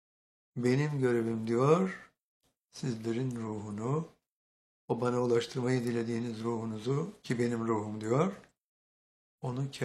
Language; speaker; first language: Turkish; native; Turkish